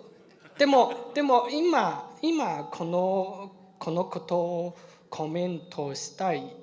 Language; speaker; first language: Japanese; non-native, learner; Chinese